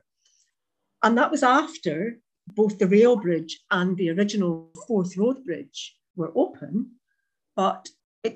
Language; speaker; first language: English; native; English